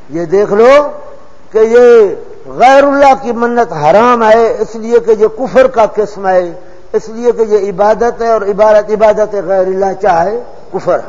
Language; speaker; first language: Urdu; non-native, local second language; Saraiki